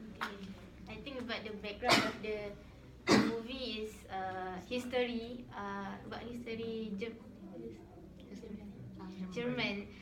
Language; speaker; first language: English; non-native, learner; Malay